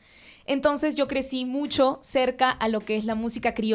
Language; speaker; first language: Spanish; native; Spanish